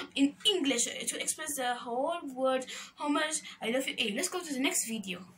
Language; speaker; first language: English; non-native, fluent; Arabic